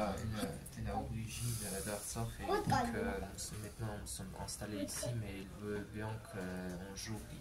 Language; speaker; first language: French; non-native, learner; Armenian